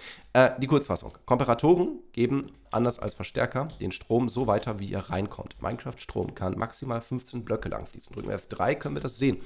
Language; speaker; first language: German; native; German